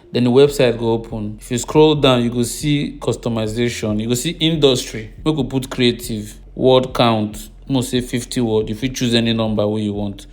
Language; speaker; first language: Nigerian Pidgin; native; Nigerian Pidgin